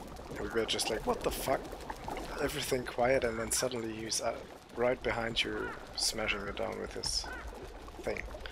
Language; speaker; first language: English; non-native, fluent; German